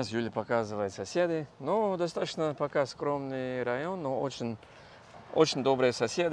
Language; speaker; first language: Russian; non-native, learner; English